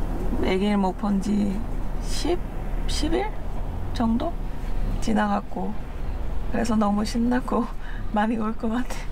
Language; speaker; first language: Korean; non-native, learner; English